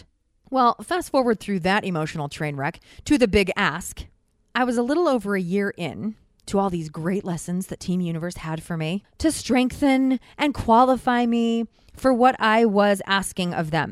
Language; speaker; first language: English; native; English